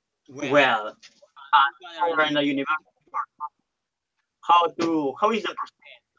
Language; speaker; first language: English; non-native, learner; Spanish